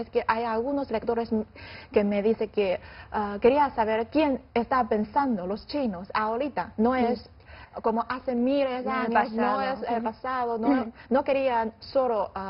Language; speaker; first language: Spanish; non-native, fluent; Chinese